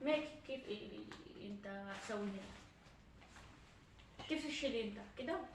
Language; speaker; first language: Arabic; non-native, learner; Oromo